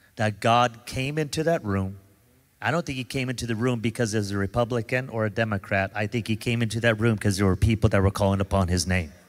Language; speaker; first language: English; native; English